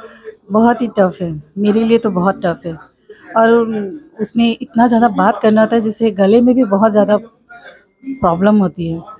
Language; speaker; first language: Hindi; non-native, local second language; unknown